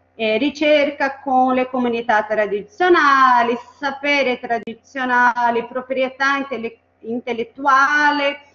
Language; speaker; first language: Italian; non-native, fluent; Portuguese